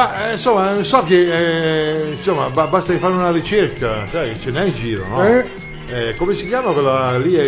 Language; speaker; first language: Italian; native; Italian